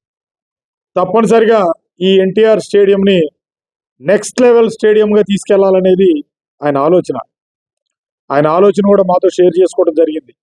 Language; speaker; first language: Telugu; native; Telugu